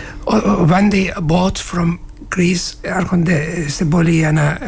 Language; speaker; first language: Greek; non-native, fluent; Turkish